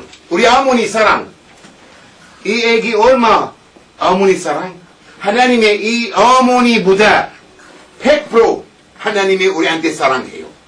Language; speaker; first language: Korean; non-native, learner; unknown